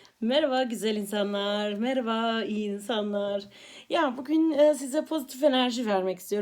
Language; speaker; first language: Turkish; early bilingual, heritage; Turkish